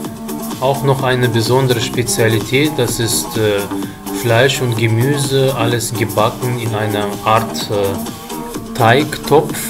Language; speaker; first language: German; non-native, fluent; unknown